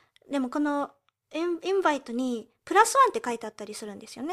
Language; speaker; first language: Japanese; early bilingual, heritage; Japanese